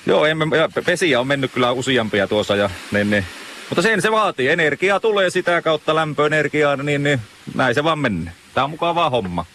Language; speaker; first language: Finnish; native; Finnish